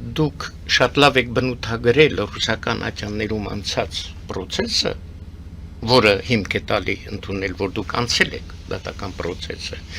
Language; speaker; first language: Armenian; early bilingual, heritage; Armenian